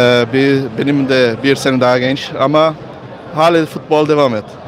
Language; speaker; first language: Turkish; non-native, learner; Portuguese